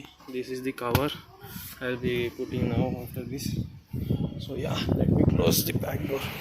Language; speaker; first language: English; non-native, local second language; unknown